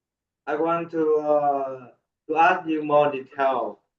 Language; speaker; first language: English; non-native, learner; Vietnamese